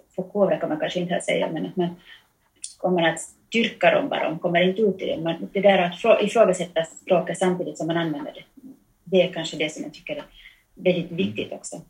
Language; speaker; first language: Swedish; early bilingual, heritage; German